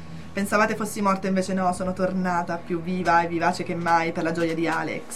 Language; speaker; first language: Italian; native; Italian